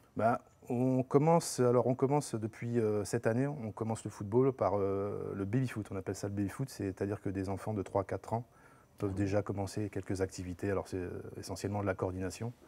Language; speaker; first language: French; native; French